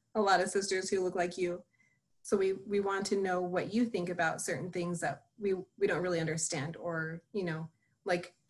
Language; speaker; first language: English; native; English